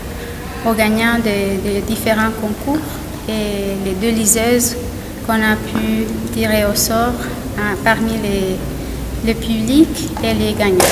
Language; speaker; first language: French; non-native, fluent; Spanish